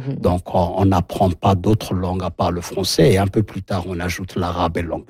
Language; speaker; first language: French; non-native, local second language; Somali